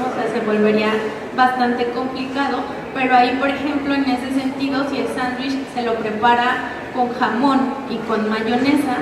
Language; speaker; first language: Spanish; native; Spanish